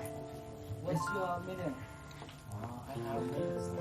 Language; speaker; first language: English; non-native, learner; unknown